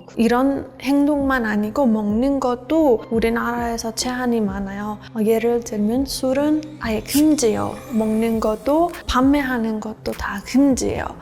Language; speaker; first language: Korean; non-native, fluent; Persian